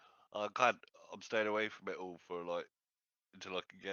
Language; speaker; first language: English; native; English